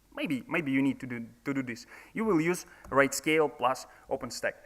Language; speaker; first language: English; non-native, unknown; Russian